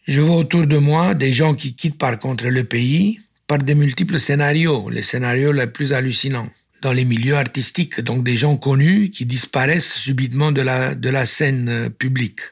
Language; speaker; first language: French; non-native, fluent; Romanian